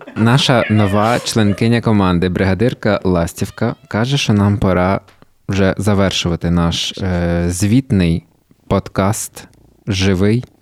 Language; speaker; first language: Ukrainian; native; Ukrainian